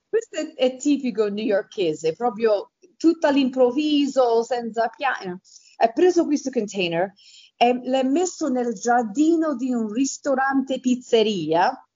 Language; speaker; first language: Italian; early bilingual, heritage; Italian